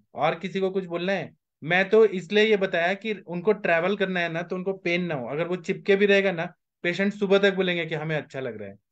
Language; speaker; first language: Hindi; native; Hindi